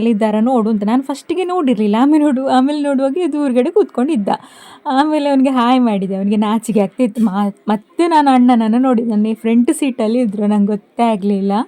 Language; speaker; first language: Kannada; non-native, local second language; Tulu